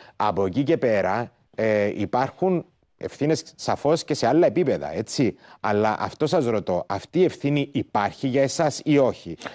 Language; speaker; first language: Greek; native; Greek